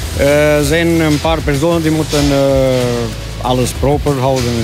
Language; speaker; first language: Dutch; non-native, learner; Romanian